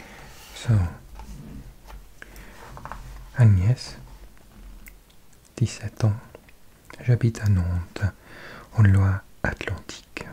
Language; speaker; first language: French; non-native, learner; English